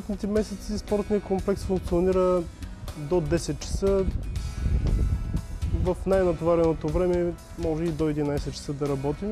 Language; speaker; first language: Bulgarian; native; Bulgarian